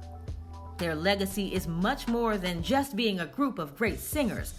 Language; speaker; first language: English; native; English